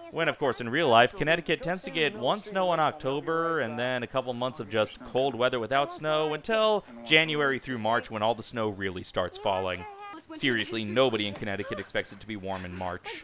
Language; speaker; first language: English; native; English